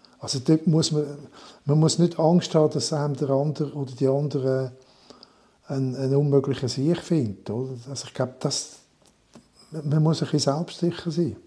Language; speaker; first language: German; non-native, local second language; French